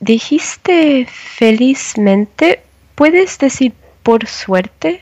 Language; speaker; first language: Spanish; non-native, learner; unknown